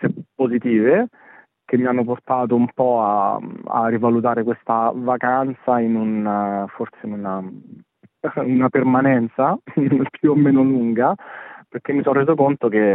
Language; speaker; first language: Italian; native; Italian